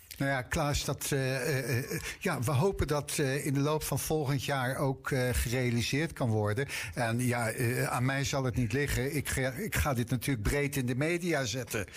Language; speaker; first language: Dutch; native; Dutch